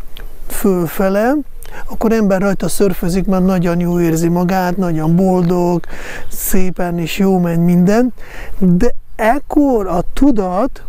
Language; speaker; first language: Hungarian; non-native, fluent; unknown